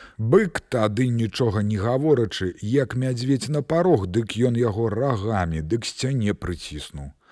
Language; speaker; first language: Belarusian; native; Belarusian